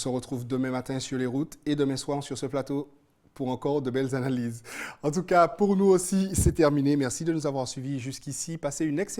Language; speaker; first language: French; native; French